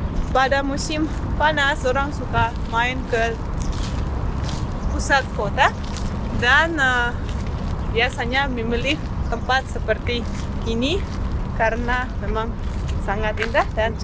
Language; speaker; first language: Indonesian; non-native, fluent; Russian